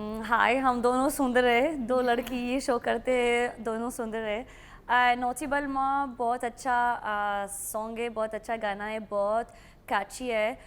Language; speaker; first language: Hindi; non-native, learner; Arabic